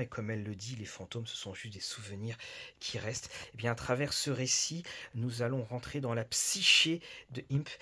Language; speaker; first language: French; native; French